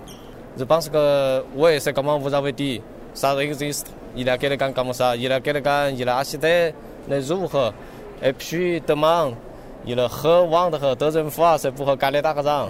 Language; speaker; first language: French; non-native, learner; Chinese